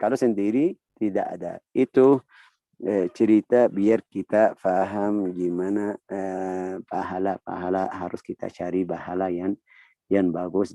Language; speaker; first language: Indonesian; non-native, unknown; Arabic